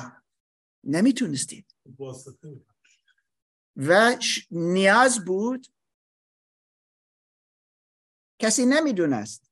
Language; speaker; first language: Persian; non-native, learner; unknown